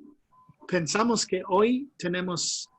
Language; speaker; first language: Spanish; non-native, fluent; English